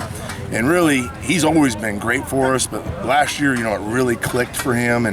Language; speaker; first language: English; native; English